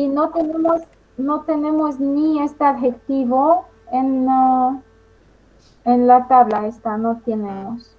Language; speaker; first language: Spanish; non-native, fluent; Romanian